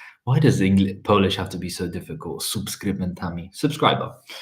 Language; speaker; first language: English; early bilingual, other home language; Polish